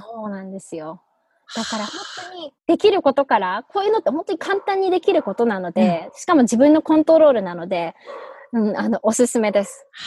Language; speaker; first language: Japanese; native; Japanese